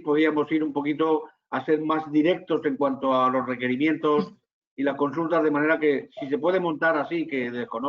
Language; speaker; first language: Spanish; native; Spanish